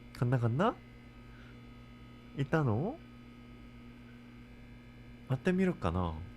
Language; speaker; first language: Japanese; non-native, fluent; Korean